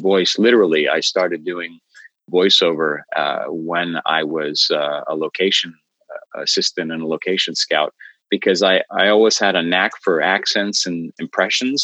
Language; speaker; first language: English; native; English